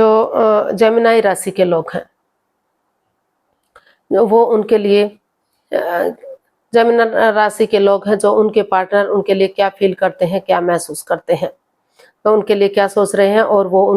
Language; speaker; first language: Hindi; native; Hindi